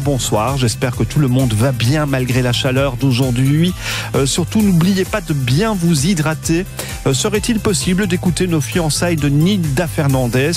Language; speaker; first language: French; native; French